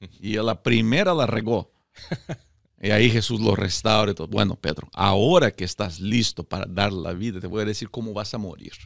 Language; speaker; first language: Spanish; early bilingual, heritage; Spanish